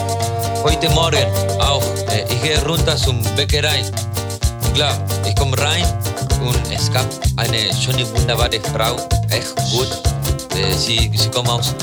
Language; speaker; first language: German; non-native, learner; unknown